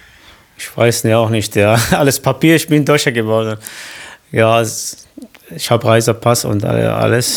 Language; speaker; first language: German; non-native, fluent; Arabic